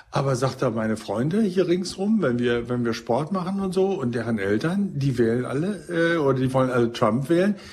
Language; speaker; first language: German; native; German